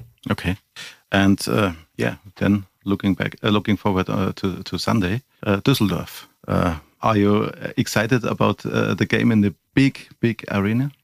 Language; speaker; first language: English; non-native, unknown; German